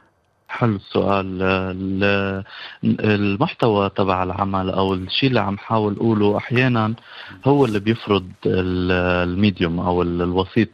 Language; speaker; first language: Arabic; native; Arabic